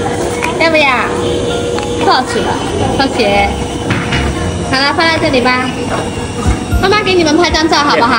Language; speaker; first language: Chinese; native; Chinese